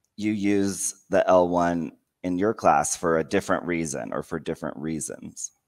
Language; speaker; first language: English; native; English